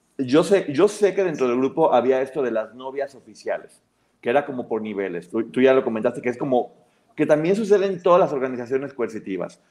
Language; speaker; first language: Spanish; native; Spanish